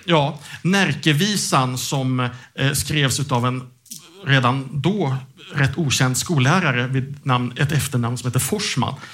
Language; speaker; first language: Swedish; native; Swedish